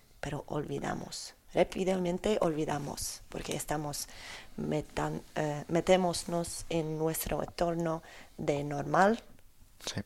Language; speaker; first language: Spanish; non-native, learner; Polish